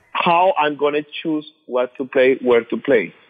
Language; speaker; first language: English; non-native, fluent; Spanish